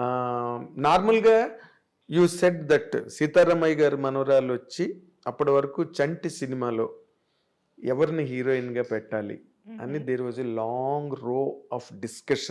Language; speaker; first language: Telugu; native; Telugu